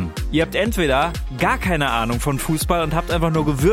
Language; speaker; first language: German; native; German